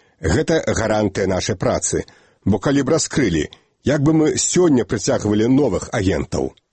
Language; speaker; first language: Belarusian; native; Belarusian